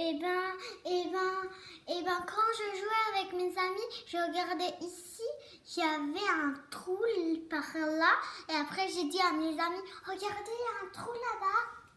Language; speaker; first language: French; early bilingual, other home language; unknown